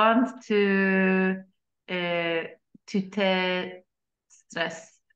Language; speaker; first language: French; non-native, learner; Turkish